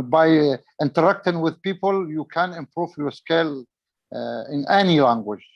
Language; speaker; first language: English; non-native, learner; Arabic